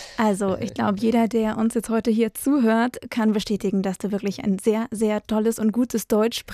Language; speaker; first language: German; native; German